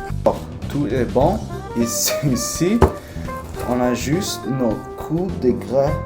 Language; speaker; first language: French; non-native, learner; English